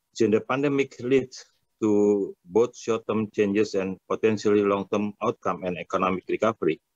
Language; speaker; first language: English; non-native, fluent; Indonesian